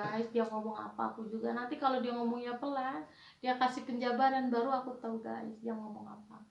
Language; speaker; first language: Indonesian; non-native, local second language; Javanese